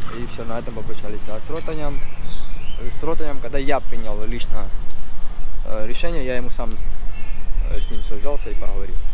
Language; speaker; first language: Russian; early bilingual, other home language; Georgian